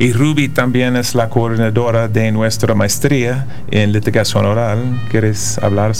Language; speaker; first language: Spanish; non-native, fluent; English